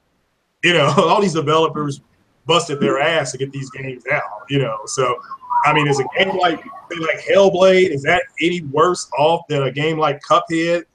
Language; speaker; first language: English; native; English